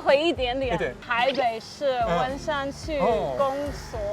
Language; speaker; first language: Chinese; non-native, fluent; English